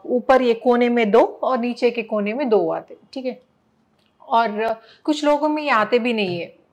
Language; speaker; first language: Hindi; non-native, local second language; Telugu